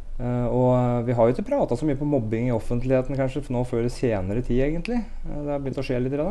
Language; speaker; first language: Norwegian; native; Norwegian